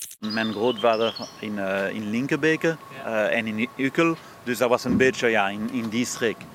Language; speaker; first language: Dutch; non-native, fluent; French